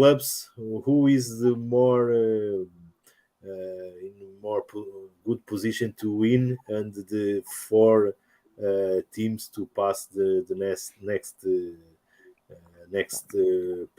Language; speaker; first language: English; non-native, learner; Portuguese